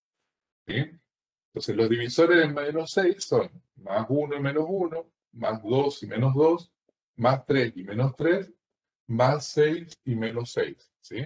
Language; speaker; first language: Spanish; native; Spanish